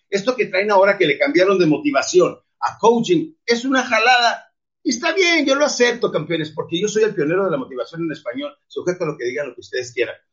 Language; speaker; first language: Spanish; native; Spanish